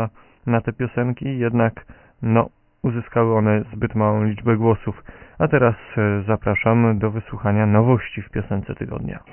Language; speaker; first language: Polish; native; Polish